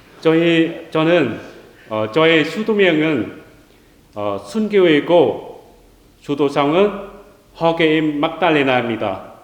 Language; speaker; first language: Korean; non-native, learner; Vietnamese